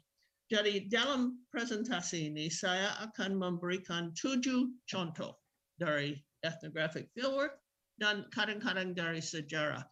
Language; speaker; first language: Indonesian; non-native, fluent; English